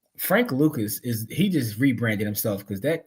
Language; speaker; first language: English; native; English